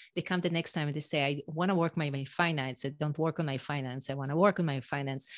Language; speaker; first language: English; non-native, fluent; Hebrew